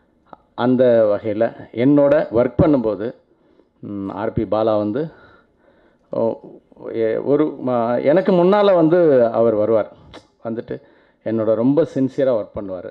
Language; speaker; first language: Tamil; native; Tamil